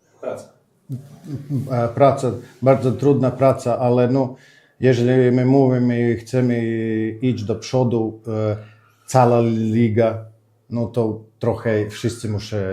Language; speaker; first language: Polish; non-native, learner; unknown